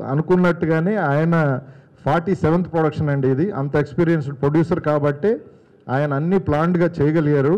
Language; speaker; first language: Telugu; native; Telugu